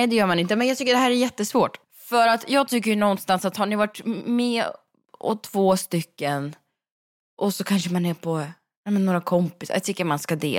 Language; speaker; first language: Swedish; native; Swedish